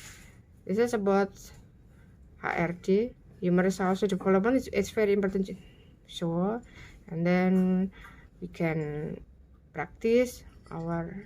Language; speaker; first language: English; non-native, learner; Indonesian